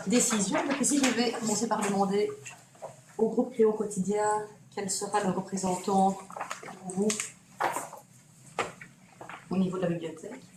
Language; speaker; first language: French; native; French